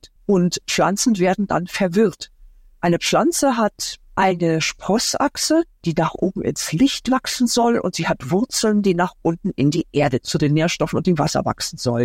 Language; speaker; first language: German; native; German